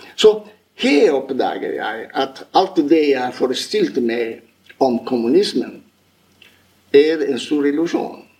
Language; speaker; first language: Norwegian; non-native, fluent; Italian